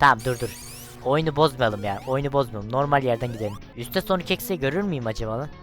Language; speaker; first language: Turkish; native; Turkish